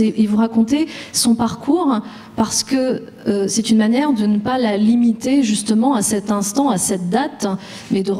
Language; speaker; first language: French; native; French